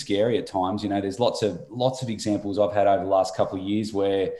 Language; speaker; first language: English; native; English